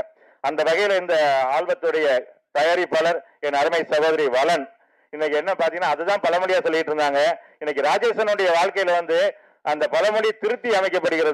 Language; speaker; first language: Tamil; native; Tamil